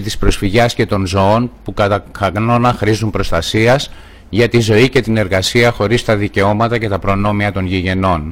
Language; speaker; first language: Greek; native; Greek